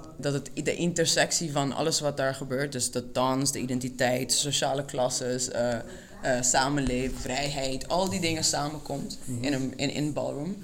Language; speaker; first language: Dutch; non-native, local second language; Papiamento